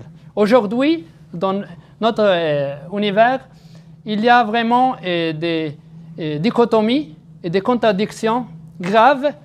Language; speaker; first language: French; non-native, fluent; Arabic